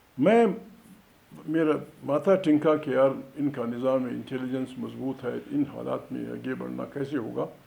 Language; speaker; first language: Urdu; non-native, local second language; Pashto